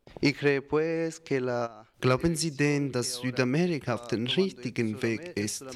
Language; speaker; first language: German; non-native, fluent; Italian